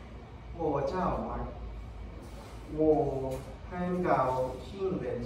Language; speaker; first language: Chinese; non-native, learner; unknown